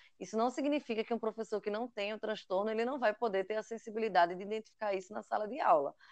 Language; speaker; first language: Portuguese; native; Portuguese